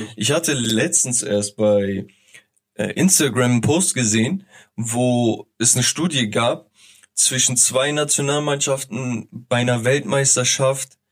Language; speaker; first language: German; early bilingual, other home language; Turkish